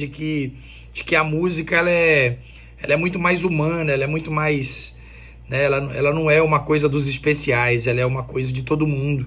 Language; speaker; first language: Portuguese; native; Portuguese